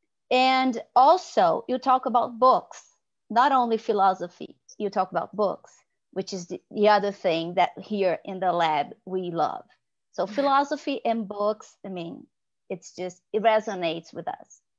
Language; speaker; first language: English; non-native, fluent; Portuguese